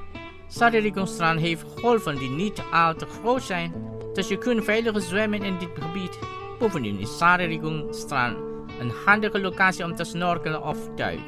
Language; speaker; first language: Dutch; non-native, fluent; Indonesian